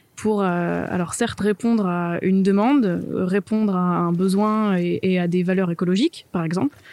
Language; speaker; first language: French; native; French